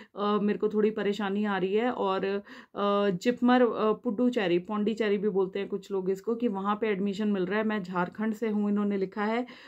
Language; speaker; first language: Hindi; native; Hindi